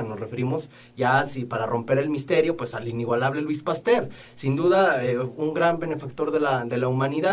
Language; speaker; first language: Spanish; native; Spanish